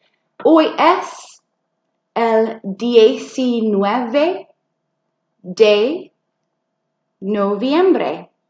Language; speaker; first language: Spanish; non-native, fluent; English